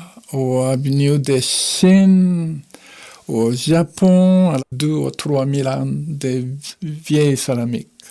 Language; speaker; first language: French; non-native, fluent; Japanese